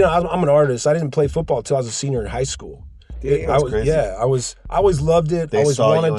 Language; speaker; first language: English; native; English